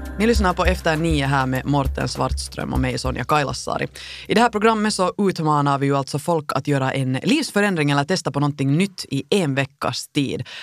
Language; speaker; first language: Swedish; native; Swedish